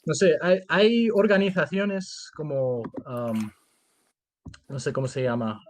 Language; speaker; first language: Spanish; early bilingual, heritage; Spanish